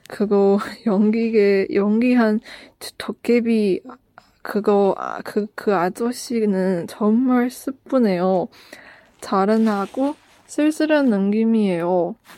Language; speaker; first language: Korean; non-native, learner; Chinese